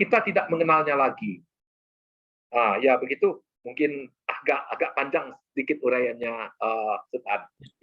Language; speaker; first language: Indonesian; native; Indonesian